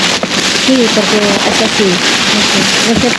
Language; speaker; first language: Spanish; non-native, learner; Filipino